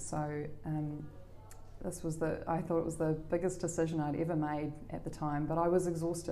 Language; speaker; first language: English; native; English